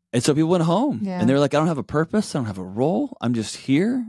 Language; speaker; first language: English; native; English